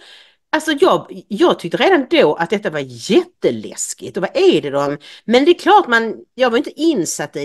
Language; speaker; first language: Swedish; native; Swedish